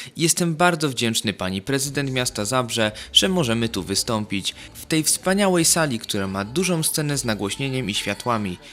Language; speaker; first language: Polish; non-native, fluent; Ukrainian